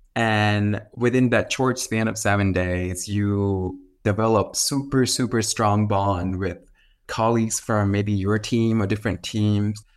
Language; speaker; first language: English; non-native, fluent; Thai